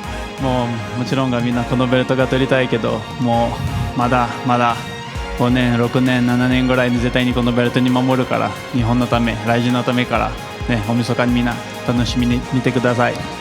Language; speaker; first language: Japanese; non-native, learner; Portuguese